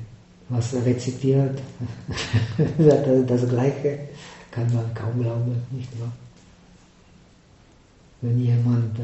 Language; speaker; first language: German; non-native, fluent; Czech